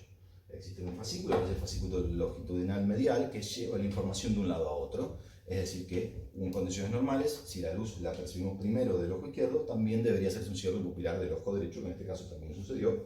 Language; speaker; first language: Spanish; native; Spanish